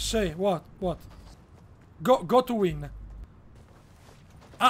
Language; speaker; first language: English; non-native, learner; Italian